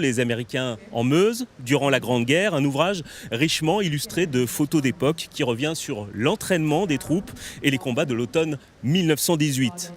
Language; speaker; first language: French; native; French